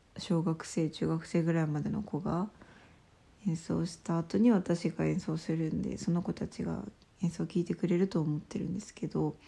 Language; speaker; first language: Japanese; native; Japanese